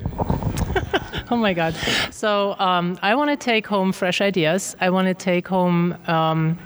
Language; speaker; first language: English; non-native, fluent; German